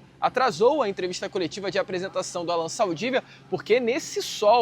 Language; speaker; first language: Portuguese; native; Portuguese